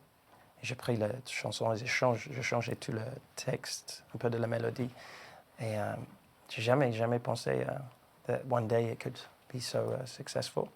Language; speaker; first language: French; non-native, learner; English